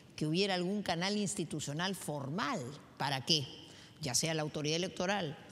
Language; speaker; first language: Spanish; native; Spanish